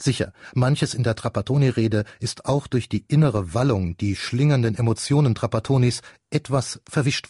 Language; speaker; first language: German; native; German